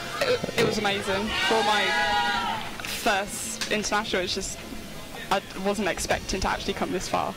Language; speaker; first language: English; non-native, fluent; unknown